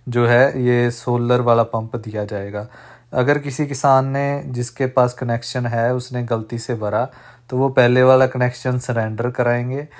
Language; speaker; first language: Hindi; non-native, local second language; Punjabi